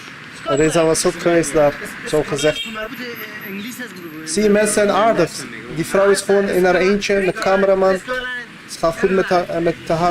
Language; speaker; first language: Dutch; early bilingual, other home language; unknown